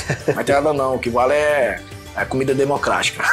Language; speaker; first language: Portuguese; native; Portuguese